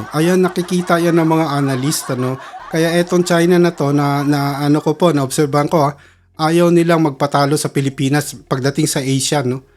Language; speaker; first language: Filipino; early bilingual, heritage; Filipino